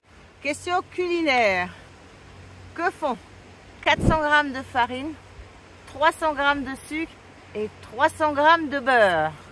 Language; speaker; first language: French; native; French